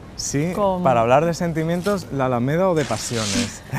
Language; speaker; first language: Spanish; native; Spanish